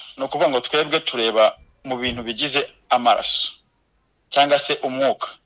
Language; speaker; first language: Kinyarwanda; native; Kinyarwanda